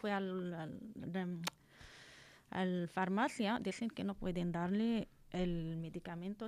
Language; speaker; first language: Spanish; non-native, learner; Arabic